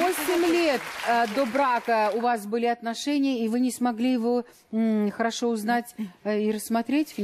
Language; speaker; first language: Russian; native; Russian